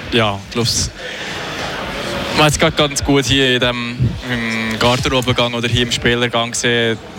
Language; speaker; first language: German; native; German